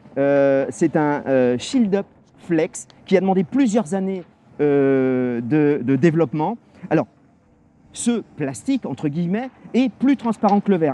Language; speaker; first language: French; native; French